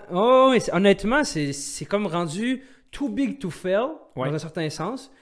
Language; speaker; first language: French; non-native, local second language; Arabic